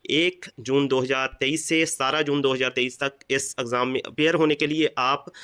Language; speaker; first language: Hindi; non-native, local second language; Punjabi